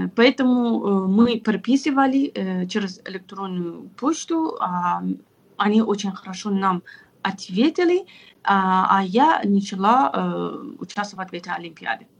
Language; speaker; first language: Russian; non-native, fluent; Persian